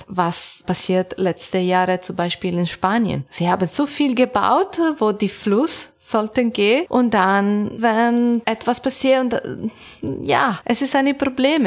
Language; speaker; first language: German; non-native, learner; Italian